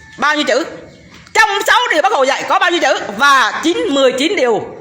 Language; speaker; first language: Vietnamese; non-native, local second language; Jarai